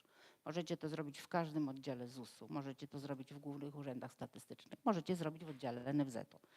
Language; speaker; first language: Polish; native; Polish